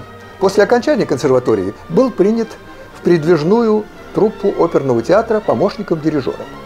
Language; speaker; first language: Russian; native; Russian